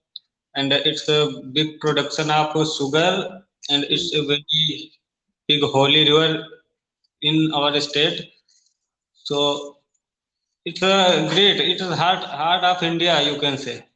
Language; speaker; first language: English; non-native, learner; Hindi